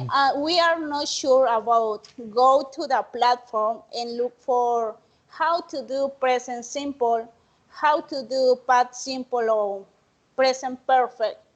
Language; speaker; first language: English; non-native, learner; Spanish